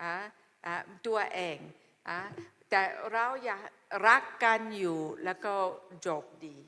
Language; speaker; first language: Thai; non-native, fluent; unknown